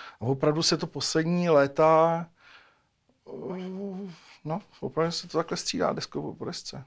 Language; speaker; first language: Czech; native; Czech